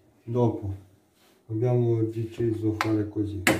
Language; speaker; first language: Italian; non-native, learner; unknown